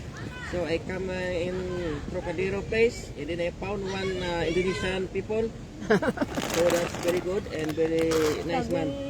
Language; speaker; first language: English; non-native, learner; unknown